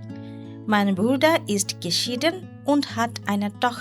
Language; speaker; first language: German; non-native, learner; Bangla